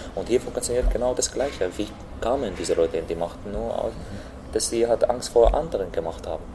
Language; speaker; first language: German; non-native, fluent; Arabic